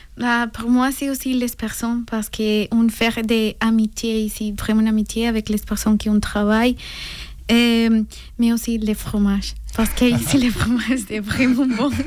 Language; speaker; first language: French; non-native, learner; Spanish